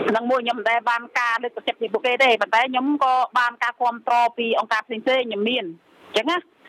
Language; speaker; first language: Khmer; non-native, local second language; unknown